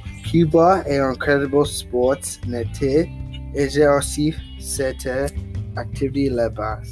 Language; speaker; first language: French; non-native, learner; English